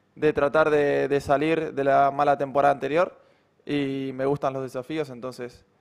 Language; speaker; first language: Spanish; native; Spanish